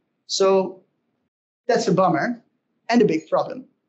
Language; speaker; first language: English; non-native, fluent; Dutch